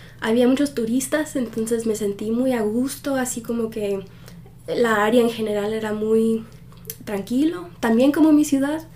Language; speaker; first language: Spanish; early bilingual, heritage; Spanish